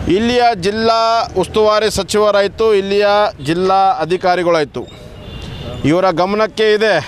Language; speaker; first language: Kannada; non-native, local second language; Lambadi